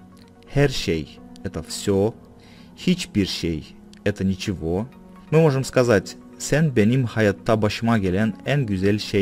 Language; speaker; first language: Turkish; non-native, fluent; Russian